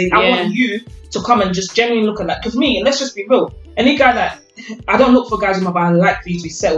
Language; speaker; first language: English; native; English